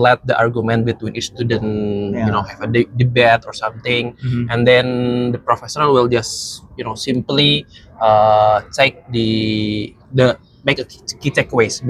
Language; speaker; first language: English; non-native, fluent; Indonesian